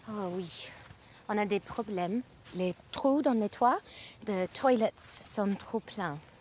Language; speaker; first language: French; non-native, fluent; English